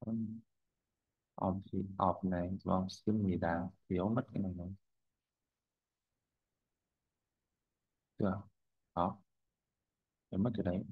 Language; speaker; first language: Vietnamese; native; Vietnamese